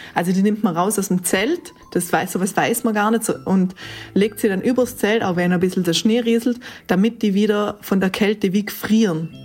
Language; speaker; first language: German; native; German